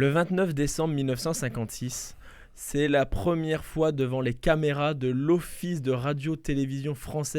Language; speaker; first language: French; native; French